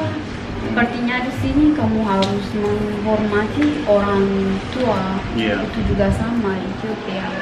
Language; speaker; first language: Indonesian; non-native, learner; Amharic